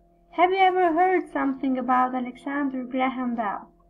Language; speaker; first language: English; non-native, fluent; Albanian